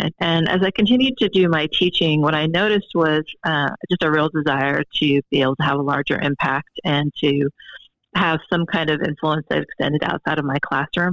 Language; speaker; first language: English; native; English